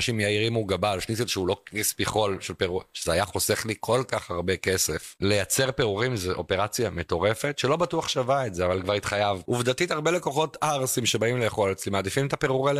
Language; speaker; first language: Hebrew; native; Hebrew